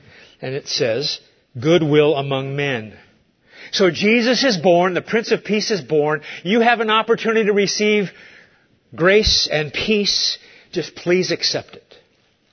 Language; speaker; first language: English; native; English